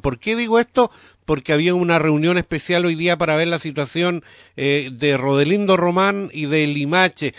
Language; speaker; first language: Spanish; native; Spanish